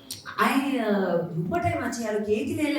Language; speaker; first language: Tamil; non-native, learner; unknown